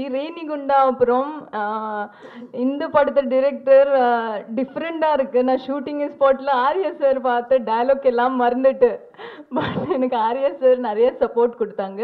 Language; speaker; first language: Tamil; non-native, learner; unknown